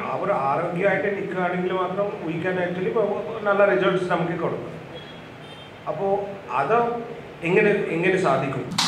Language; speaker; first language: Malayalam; non-native, learner; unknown